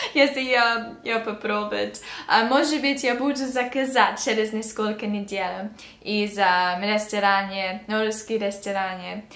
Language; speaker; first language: Russian; early bilingual, other home language; English